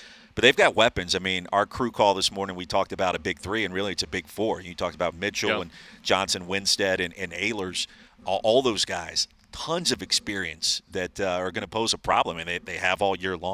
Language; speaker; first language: English; native; English